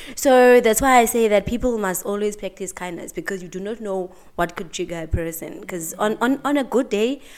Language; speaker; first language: English; non-native, local second language; Xhosa